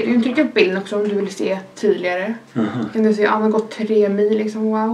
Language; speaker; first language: Swedish; native; Swedish